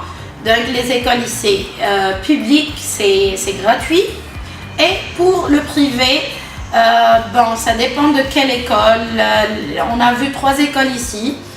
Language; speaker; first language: French; non-native, local second language; Arabic